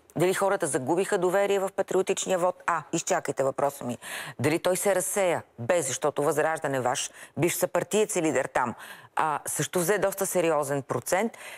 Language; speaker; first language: Bulgarian; native; Bulgarian